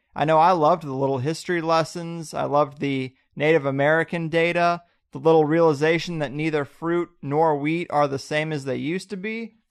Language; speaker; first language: English; native; English